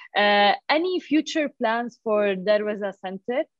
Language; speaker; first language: English; non-native, fluent; Persian